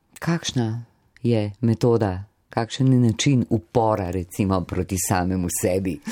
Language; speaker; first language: Slovenian; native; Slovenian